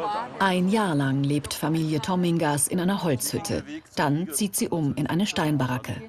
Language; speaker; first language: German; native; German